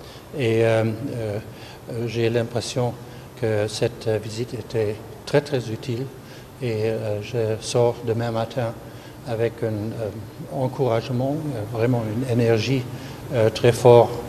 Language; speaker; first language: French; non-native, fluent; German